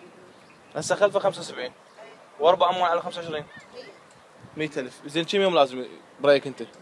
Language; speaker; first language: Arabic; native; Arabic